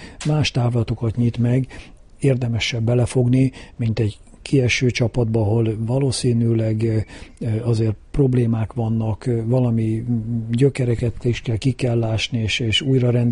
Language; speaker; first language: Hungarian; native; Hungarian